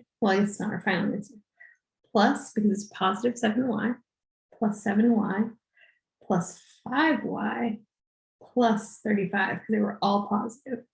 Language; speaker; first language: English; native; English